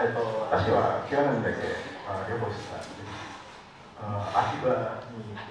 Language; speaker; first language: Japanese; non-native, fluent; Indonesian